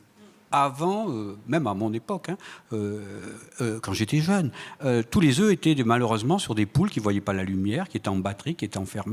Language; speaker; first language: French; native; French